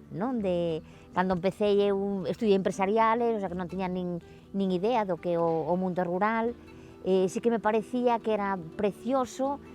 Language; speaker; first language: Galician; non-native, local second language; Spanish